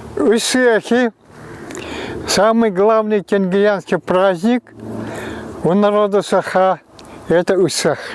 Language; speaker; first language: Russian; non-native, local second language; Yakut